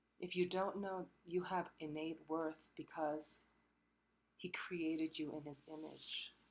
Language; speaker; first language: English; early bilingual, other home language; Korean